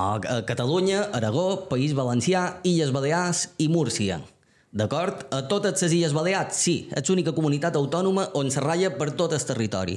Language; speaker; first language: Catalan; native; Catalan